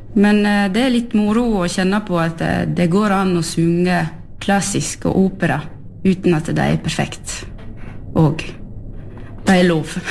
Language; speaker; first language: Norwegian; early bilingual, heritage; French